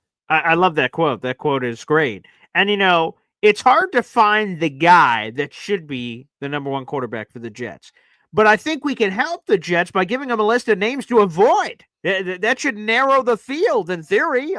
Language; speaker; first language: English; native; English